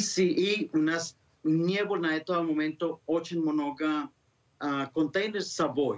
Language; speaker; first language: Russian; non-native, learner; Spanish